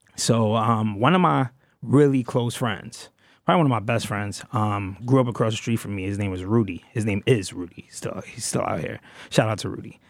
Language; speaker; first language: English; native; English